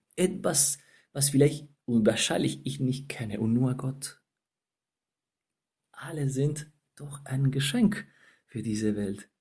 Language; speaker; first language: German; non-native, fluent; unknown